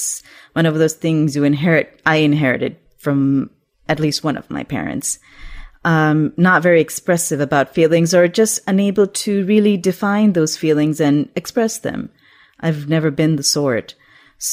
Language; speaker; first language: English; non-native, local second language; Urdu